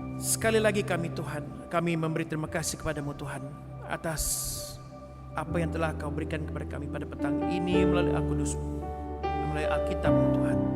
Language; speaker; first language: Malay; non-native, local second language; Iban